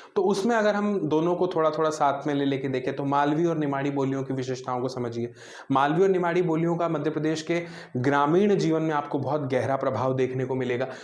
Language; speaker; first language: Hindi; native; Hindi